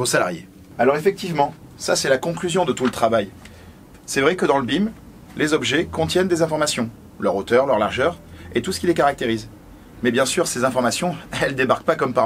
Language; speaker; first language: French; native; French